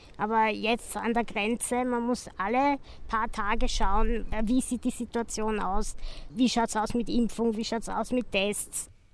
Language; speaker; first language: German; native; German